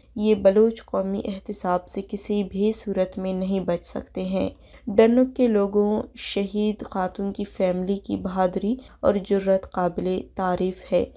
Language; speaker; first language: Urdu; non-native, local second language; Baluchi